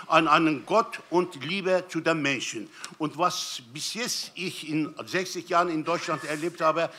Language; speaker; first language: German; non-native, fluent; Turkish